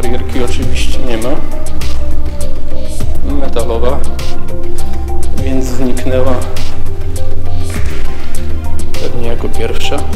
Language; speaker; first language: Polish; native; Polish